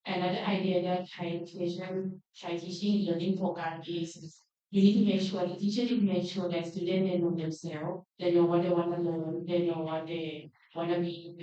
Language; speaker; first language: English; non-native, learner; Thai